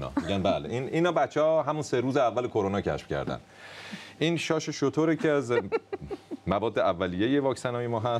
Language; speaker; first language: Persian; native; Persian